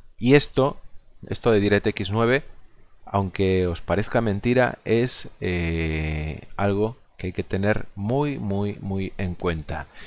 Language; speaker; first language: Spanish; non-native, local second language; Galician